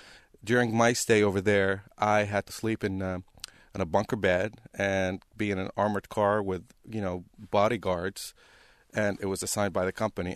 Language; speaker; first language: English; non-native, fluent; Arabic